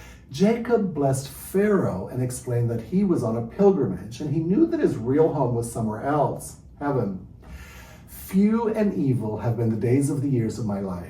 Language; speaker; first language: English; native; English